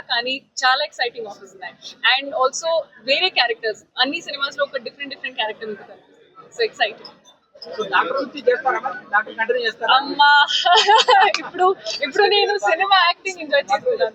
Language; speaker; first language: Telugu; non-native, fluent; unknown